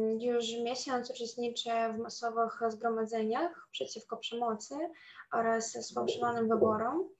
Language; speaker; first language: Polish; non-native, fluent; Russian